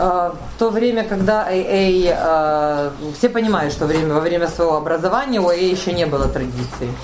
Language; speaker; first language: Russian; native; Russian